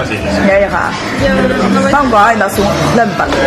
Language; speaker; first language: Finnish; non-native, learner; Chinese